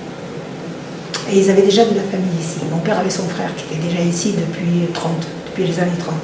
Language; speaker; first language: French; early bilingual, other home language; Italian